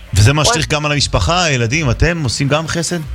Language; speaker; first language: Hebrew; native; Hebrew